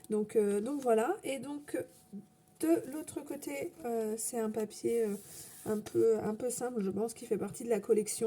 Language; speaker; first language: French; native; French